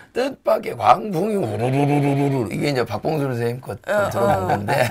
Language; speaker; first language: Korean; native; Korean